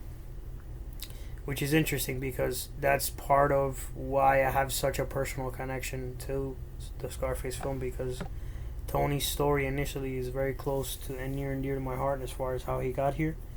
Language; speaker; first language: English; early bilingual, other home language; Spanish